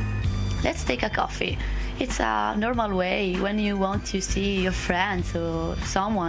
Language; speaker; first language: English; non-native, fluent; Italian